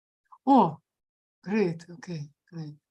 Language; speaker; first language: English; non-native, fluent; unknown